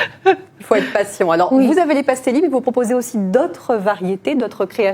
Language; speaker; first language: French; native; French